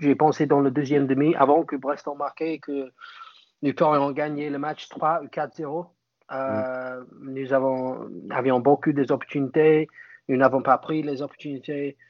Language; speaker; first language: French; non-native, fluent; English